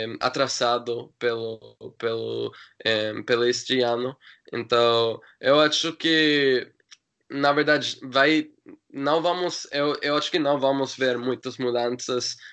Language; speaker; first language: Portuguese; non-native, learner; English